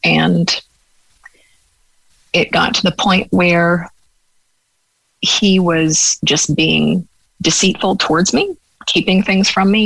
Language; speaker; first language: English; native; English